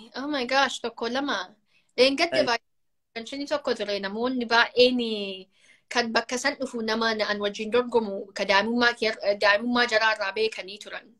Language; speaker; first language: Oromo; native; Oromo